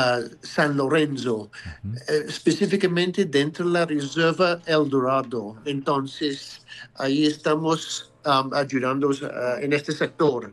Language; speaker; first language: Spanish; non-native, fluent; English